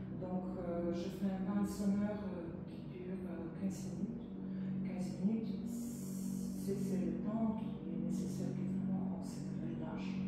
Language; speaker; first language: French; non-native, fluent; Polish